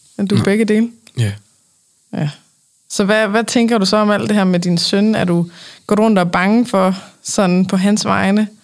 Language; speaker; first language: Danish; native; Danish